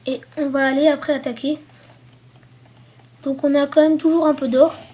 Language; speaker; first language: French; native; French